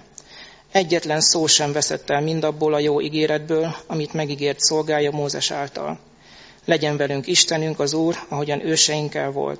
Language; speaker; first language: Hungarian; native; Hungarian